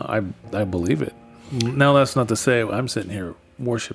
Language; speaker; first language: English; native; English